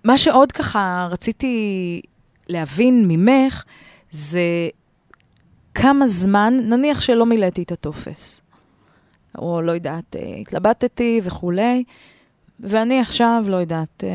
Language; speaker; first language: Hebrew; native; Hebrew